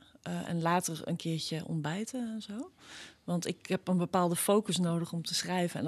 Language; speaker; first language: Dutch; native; Dutch